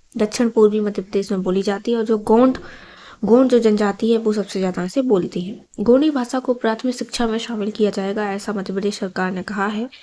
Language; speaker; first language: Hindi; native; Hindi